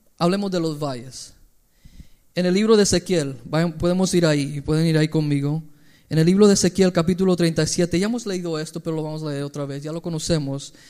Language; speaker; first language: Spanish; early bilingual, heritage; Spanish